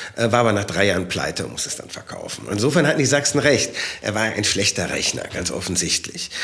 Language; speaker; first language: German; native; German